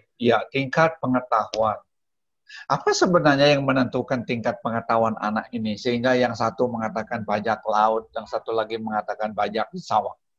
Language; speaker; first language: Indonesian; non-native, local second language; Balinese